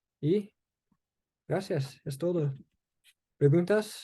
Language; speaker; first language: Spanish; non-native, learner; English